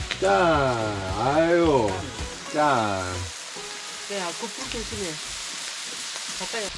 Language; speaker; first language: Korean; native; Korean